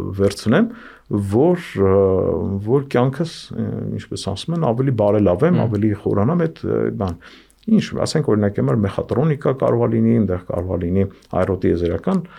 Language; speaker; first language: Armenian; native; Armenian